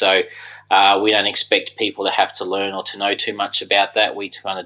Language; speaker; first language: English; native; English